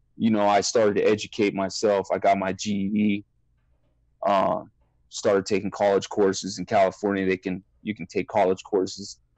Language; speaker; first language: English; native; English